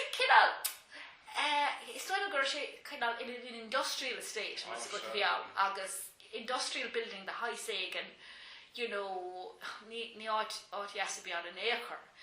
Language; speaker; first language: Irish; non-native, local second language; English